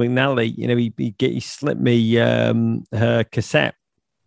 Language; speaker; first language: English; native; English